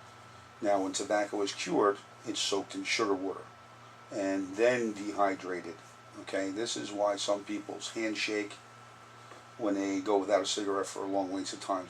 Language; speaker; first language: English; native; English